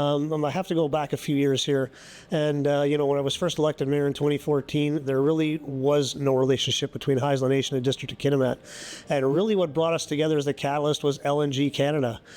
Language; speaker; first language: English; native; English